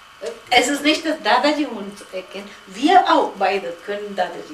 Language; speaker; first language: German; non-native, fluent; Gujarati